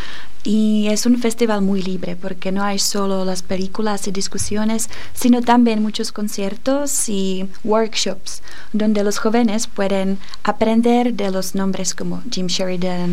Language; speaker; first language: Spanish; non-native, fluent; Czech